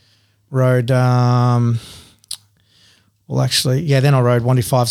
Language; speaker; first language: English; native; English